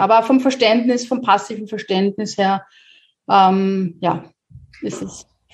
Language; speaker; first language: German; native; German